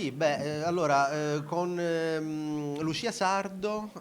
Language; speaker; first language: Italian; native; Italian